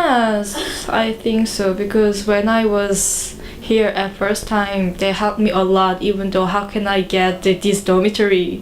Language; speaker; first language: English; non-native, learner; Korean